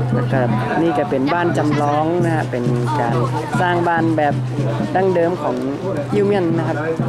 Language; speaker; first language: Thai; native; Thai